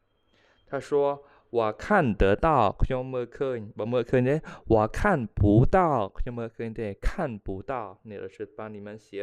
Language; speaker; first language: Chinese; non-native, fluent; Khmer